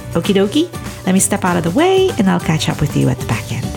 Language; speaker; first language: English; native; English